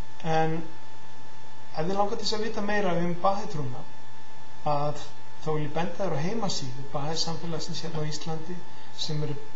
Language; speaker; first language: Icelandic; native; Icelandic